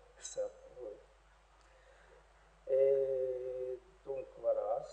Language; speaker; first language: French; non-native, learner; Japanese